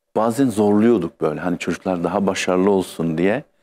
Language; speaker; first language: Turkish; native; Turkish